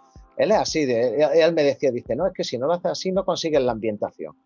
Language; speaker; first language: Spanish; native; Spanish